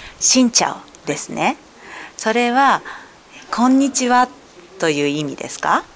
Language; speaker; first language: Japanese; native; Japanese